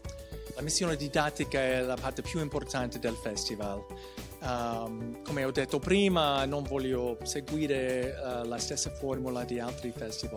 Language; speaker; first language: Italian; non-native, fluent; English